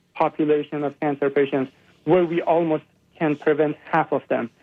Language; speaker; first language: English; non-native, fluent; Persian